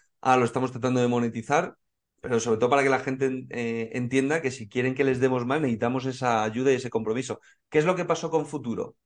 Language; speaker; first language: Spanish; native; Spanish